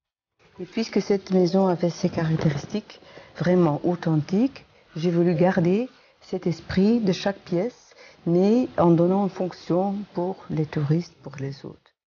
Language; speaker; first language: French; non-native, local second language; Dutch